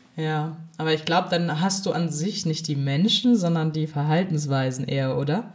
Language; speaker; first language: German; native; German